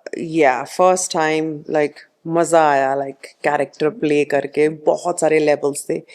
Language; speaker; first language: Punjabi; early bilingual, heritage; Punjabi